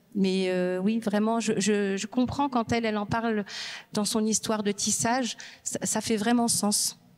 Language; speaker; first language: French; non-native, local second language; Berber languages